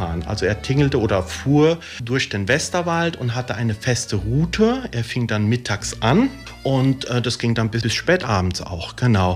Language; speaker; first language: German; early bilingual, other home language; Italian